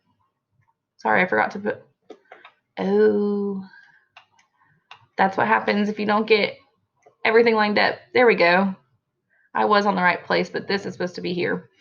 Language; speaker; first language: English; native; English